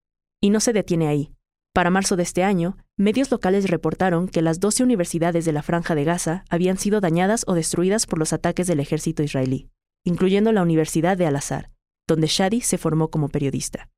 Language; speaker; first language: Spanish; native; Spanish